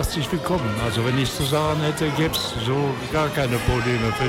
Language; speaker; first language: German; native; German